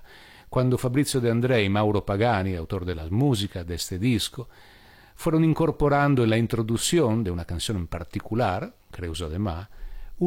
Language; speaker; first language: Spanish; non-native, fluent; Italian